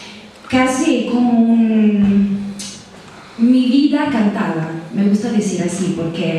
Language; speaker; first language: Spanish; non-native, learner; Italian